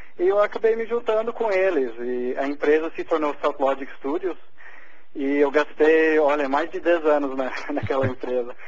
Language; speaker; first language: Portuguese; non-native, fluent; English